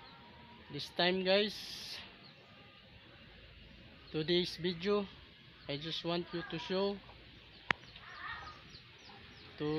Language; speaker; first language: English; non-native, learner; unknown